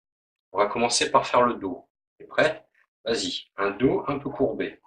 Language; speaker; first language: French; native; French